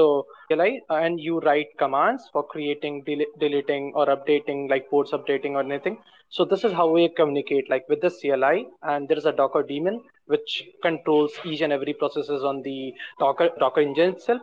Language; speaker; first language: English; non-native, local second language; Hindi